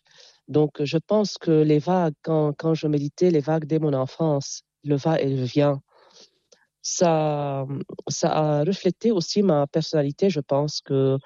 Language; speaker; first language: French; non-native, local second language; Arabic